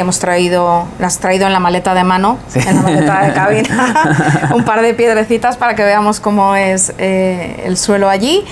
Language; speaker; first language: Spanish; native; Spanish